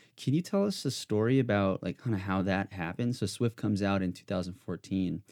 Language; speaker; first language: English; native; English